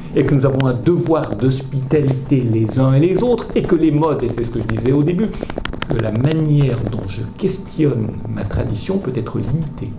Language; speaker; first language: French; native; French